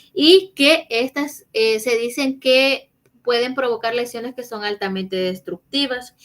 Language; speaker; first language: Spanish; native; Spanish